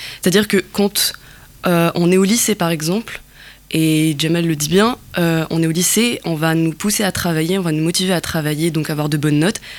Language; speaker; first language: French; non-native, local second language; Kabyle